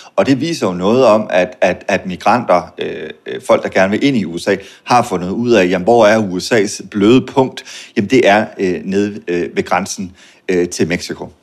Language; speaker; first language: Danish; native; Danish